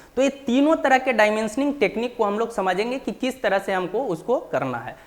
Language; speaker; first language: Hindi; native; Hindi